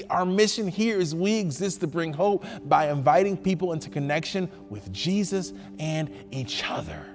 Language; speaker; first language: English; native; English